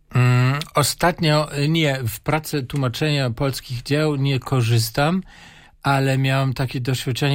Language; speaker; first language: Polish; non-native, fluent; German